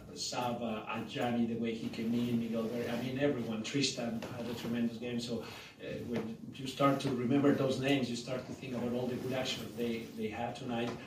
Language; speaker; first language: English; non-native, fluent; Spanish